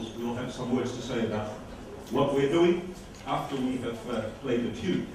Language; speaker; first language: English; non-native, fluent; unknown